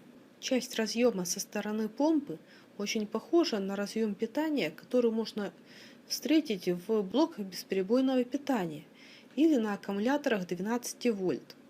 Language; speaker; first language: Russian; native; Russian